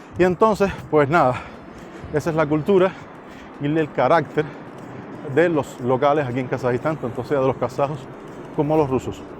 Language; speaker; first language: Spanish; native; Spanish